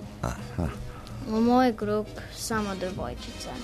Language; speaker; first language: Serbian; early bilingual, heritage; English